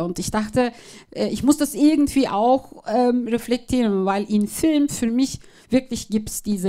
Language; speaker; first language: German; non-native, fluent; Turkish